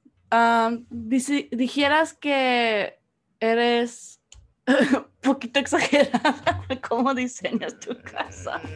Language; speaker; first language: Spanish; early bilingual, heritage; Spanish